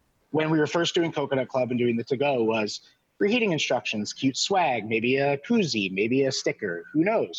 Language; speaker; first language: English; native; English